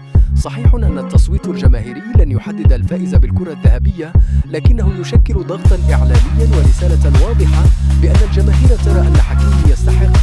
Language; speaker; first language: Arabic; native; Arabic